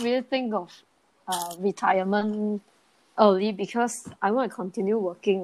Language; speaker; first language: English; non-native, local second language; Chinese